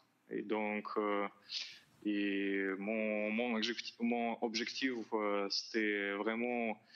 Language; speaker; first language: French; non-native, learner; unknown